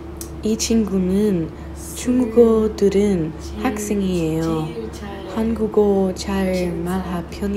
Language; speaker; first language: Korean; non-native, learner; English